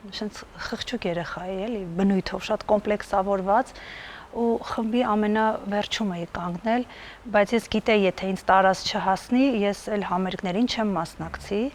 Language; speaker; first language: Armenian; native; Armenian